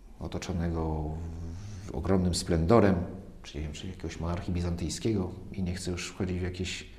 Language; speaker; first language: Polish; native; Polish